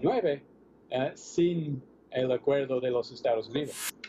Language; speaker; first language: Spanish; non-native, fluent; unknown